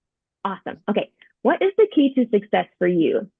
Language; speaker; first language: English; native; English